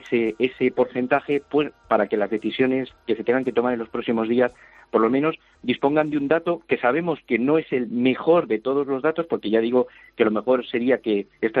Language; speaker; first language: Spanish; native; Spanish